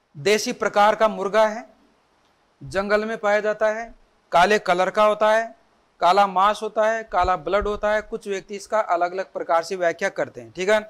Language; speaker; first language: Hindi; native; Hindi